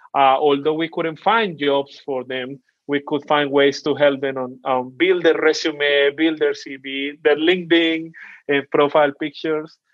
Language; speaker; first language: English; non-native, fluent; Spanish